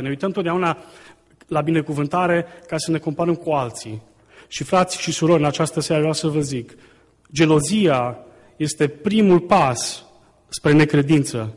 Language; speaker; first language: Romanian; native; Romanian